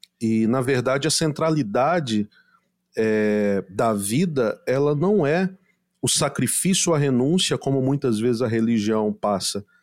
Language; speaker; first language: Portuguese; native; Portuguese